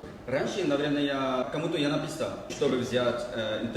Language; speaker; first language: Russian; non-native, fluent; Korean